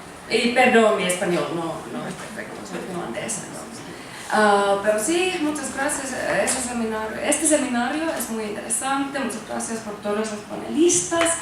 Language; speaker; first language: Spanish; non-native, learner; Finnish